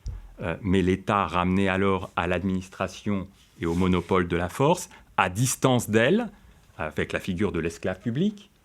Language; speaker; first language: French; native; French